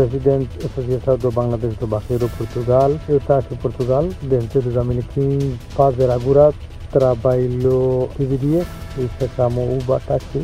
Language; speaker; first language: Portuguese; non-native, learner; Bangla